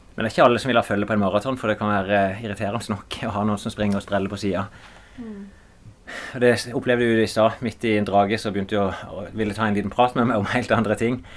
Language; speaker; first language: Norwegian; native; Norwegian